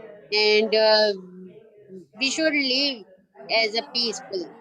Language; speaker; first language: English; non-native, learner; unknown